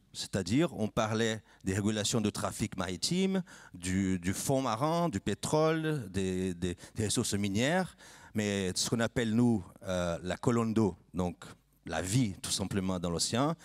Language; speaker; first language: French; non-native, fluent; Portuguese